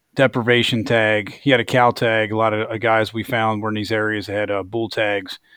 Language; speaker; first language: English; native; English